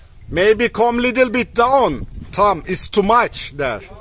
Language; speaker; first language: English; non-native, learner; Turkish